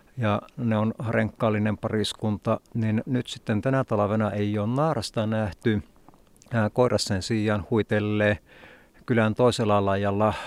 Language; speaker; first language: Finnish; native; Finnish